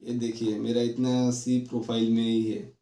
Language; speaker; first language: Hindi; non-native, local second language; Bangla